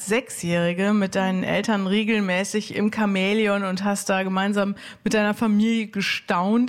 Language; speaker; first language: German; native; German